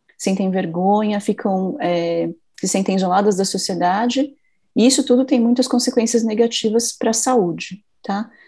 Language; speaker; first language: Portuguese; native; Portuguese